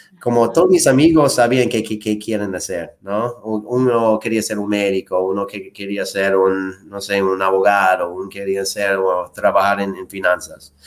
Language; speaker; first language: Spanish; non-native, fluent; English